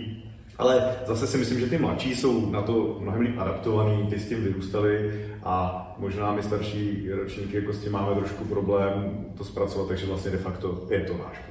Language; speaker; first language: Czech; native; Czech